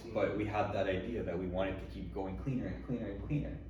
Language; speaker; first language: English; early bilingual, other home language; Arabic